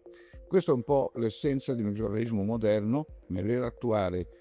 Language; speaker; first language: Italian; native; Italian